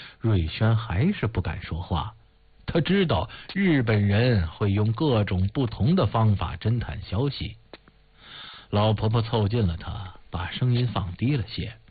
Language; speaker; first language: Chinese; native; Chinese